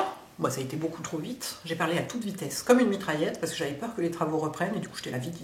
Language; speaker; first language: French; native; French